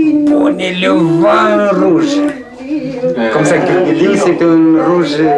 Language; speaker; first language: French; non-native, learner; Romanian